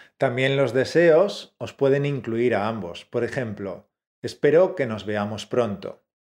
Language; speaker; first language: Spanish; native; Spanish